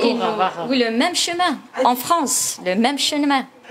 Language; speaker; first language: French; non-native, learner; Chinese